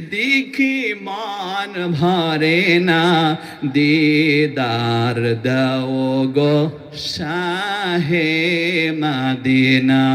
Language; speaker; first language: Bangla; non-native, local second language; Assamese